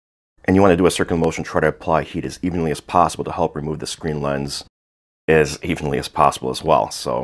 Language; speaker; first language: English; native; English